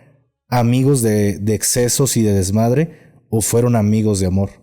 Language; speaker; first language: Spanish; native; Spanish